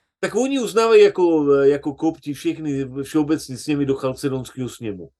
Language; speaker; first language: Czech; native; Czech